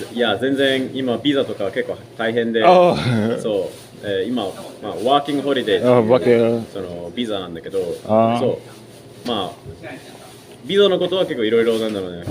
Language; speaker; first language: Japanese; non-native, fluent; English